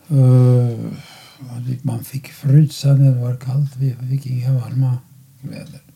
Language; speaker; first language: Swedish; non-native, fluent; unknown